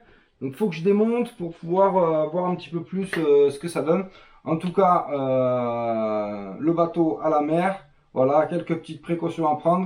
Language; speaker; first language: French; native; French